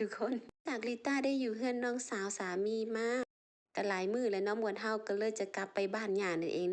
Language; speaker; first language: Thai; non-native, local second language; Lao